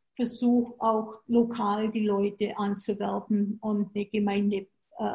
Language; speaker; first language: German; native; German